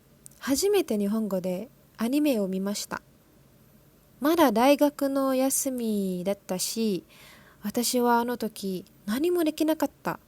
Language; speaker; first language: Japanese; non-native, learner; Malay